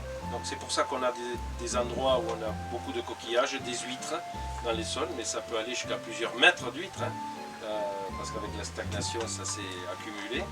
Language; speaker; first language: French; native; French